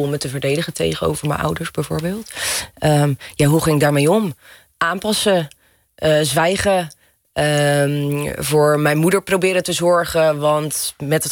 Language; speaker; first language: Dutch; native; Dutch